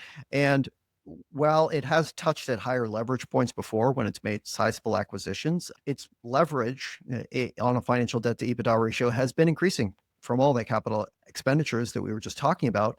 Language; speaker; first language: English; native; English